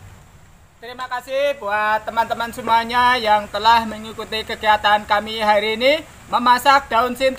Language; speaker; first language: Indonesian; non-native, local second language; Javanese